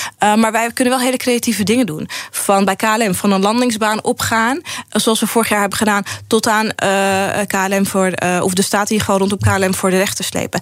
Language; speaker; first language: Dutch; early bilingual, other home language; Arabic